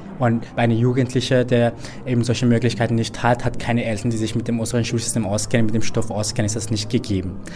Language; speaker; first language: German; early bilingual, other home language; Persian